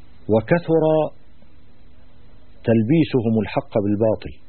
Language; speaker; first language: Arabic; native; Arabic